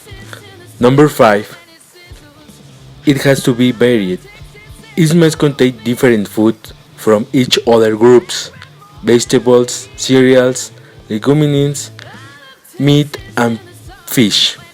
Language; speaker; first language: English; non-native, learner; Spanish